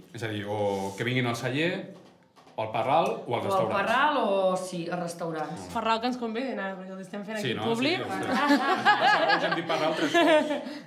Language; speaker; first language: Catalan; native; Catalan